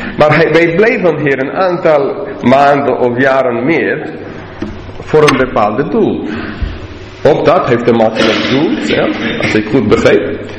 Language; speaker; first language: Dutch; non-native, learner; English